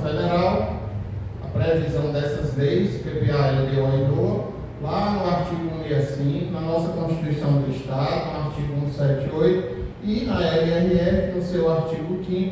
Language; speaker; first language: Portuguese; native; Portuguese